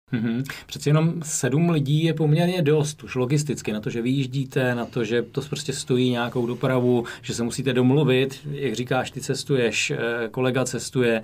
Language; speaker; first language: Czech; native; Czech